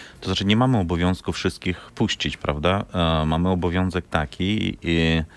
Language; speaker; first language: Polish; non-native, fluent; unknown